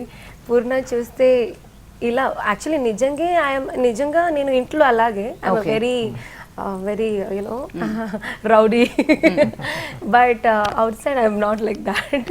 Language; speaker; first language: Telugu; non-native, learner; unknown